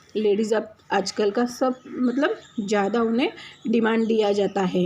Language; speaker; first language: Hindi; non-native, local second language; Marathi